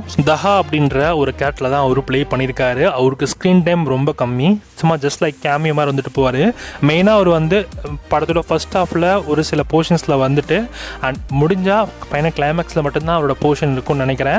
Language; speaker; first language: Tamil; native; Tamil